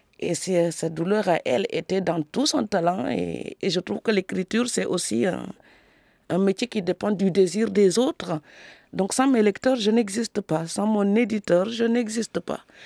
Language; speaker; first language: French; non-native, local second language; Serer